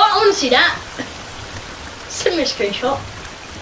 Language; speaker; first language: English; native; English